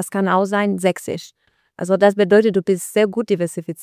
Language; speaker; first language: German; non-native, learner; Albanian